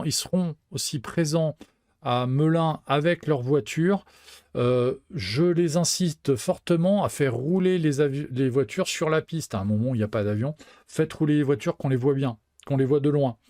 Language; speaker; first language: French; native; French